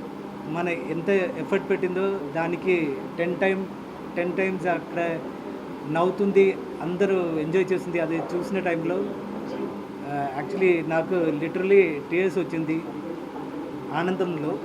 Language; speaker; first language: Telugu; non-native, learner; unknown